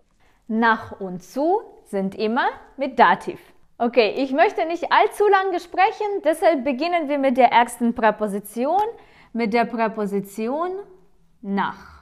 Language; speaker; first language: German; non-native, fluent; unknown